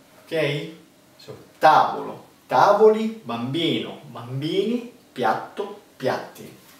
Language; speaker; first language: Italian; native; Italian